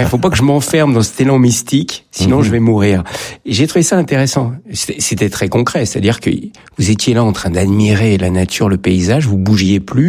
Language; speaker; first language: French; native; French